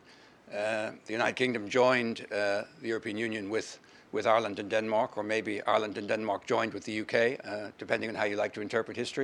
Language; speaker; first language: English; native; English